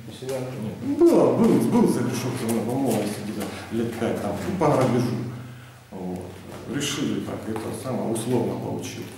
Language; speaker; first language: Russian; native; Russian